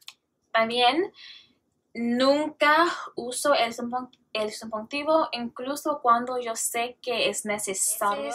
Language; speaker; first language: Spanish; non-native, learner; English